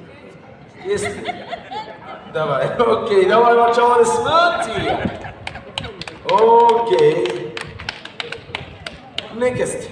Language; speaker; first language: Russian; non-native, learner; Arabic